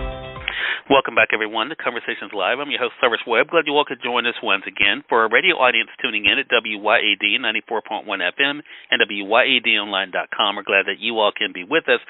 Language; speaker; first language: English; native; English